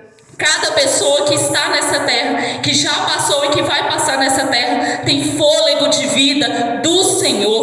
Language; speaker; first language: Portuguese; native; Portuguese